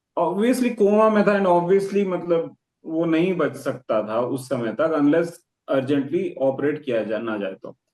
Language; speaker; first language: Hindi; native; Hindi